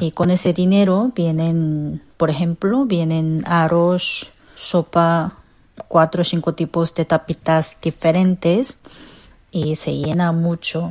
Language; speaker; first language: Spanish; non-native, fluent; Korean